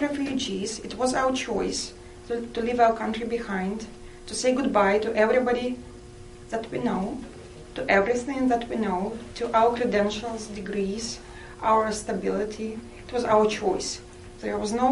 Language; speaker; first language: English; non-native, fluent; Russian